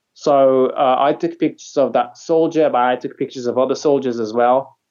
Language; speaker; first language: English; non-native, fluent; Polish